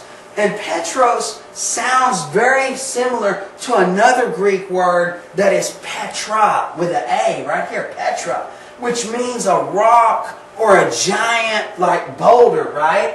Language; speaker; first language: English; native; English